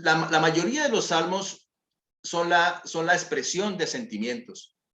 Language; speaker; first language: Spanish; native; Spanish